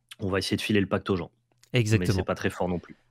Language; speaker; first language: French; native; French